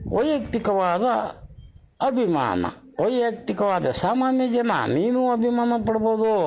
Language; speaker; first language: Kannada; native; Kannada